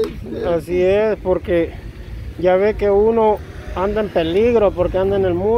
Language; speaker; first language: Spanish; native; Spanish